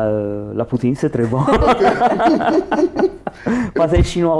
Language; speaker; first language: French; non-native, learner; Italian